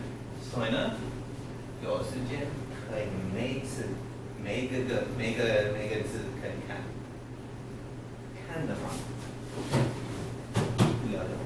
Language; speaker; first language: Chinese; non-native, learner; English